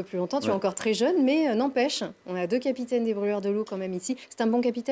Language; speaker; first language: French; native; French